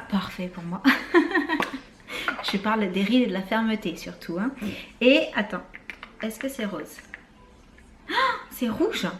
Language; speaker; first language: French; native; French